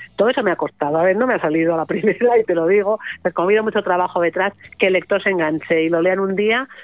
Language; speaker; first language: Spanish; native; Spanish